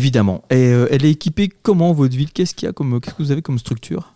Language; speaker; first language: French; native; French